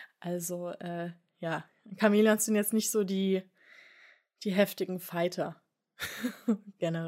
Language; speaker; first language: German; native; German